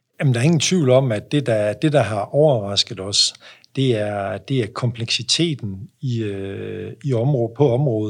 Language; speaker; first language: Danish; native; Danish